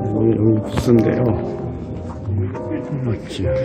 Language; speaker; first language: Korean; native; Korean